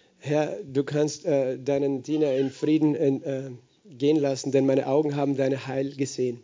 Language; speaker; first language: German; native; German